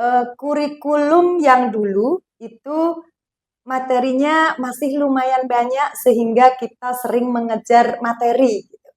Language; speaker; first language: Indonesian; non-native, local second language; Javanese